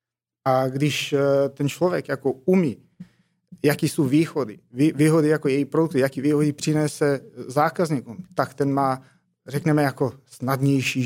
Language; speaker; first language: Czech; non-native, fluent; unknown